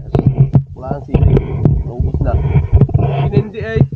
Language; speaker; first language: Filipino; native; Filipino